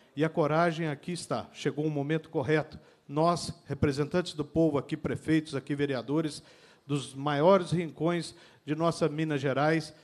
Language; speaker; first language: Portuguese; native; Portuguese